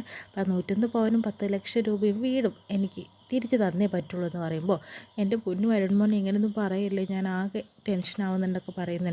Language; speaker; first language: Malayalam; native; Malayalam